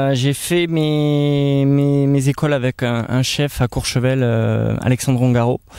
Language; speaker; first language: French; native; French